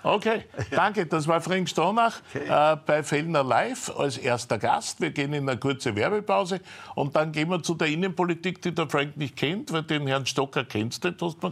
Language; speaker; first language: German; native; German